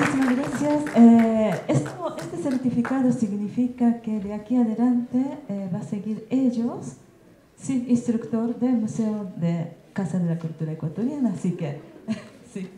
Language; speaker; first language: Spanish; non-native, learner; Japanese